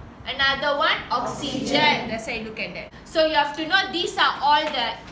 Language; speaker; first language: English; non-native, local second language; Tamil